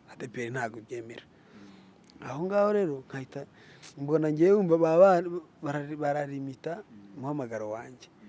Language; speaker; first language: Kinyarwanda; early bilingual, other home language; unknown